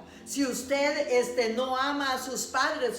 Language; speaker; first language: Spanish; native; Spanish